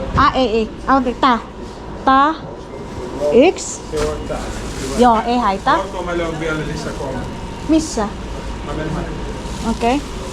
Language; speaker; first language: Finnish; non-native, learner; Cebuano